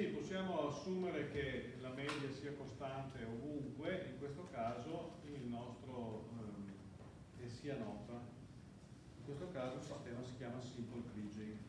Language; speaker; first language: Italian; native; Italian